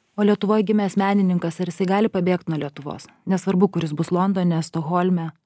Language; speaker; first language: Lithuanian; native; Lithuanian